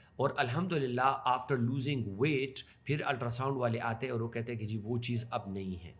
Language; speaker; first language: Urdu; non-native, local second language; Pashto